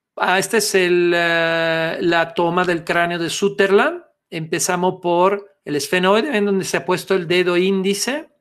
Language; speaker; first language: Spanish; non-native, fluent; Italian